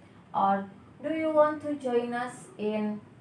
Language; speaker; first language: English; non-native, learner; Indonesian